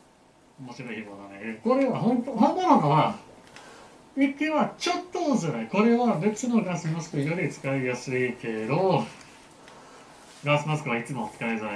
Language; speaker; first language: Japanese; non-native, learner; English